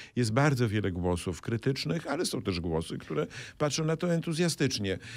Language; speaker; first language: Polish; native; Polish